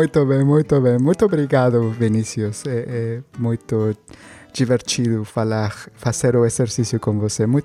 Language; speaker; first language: Portuguese; non-native, learner; Spanish